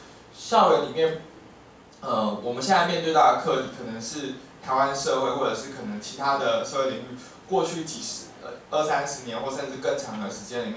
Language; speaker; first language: Chinese; native; Chinese